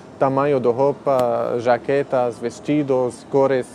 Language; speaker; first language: Portuguese; non-native, learner; Arabic